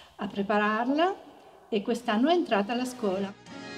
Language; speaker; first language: Italian; native; Italian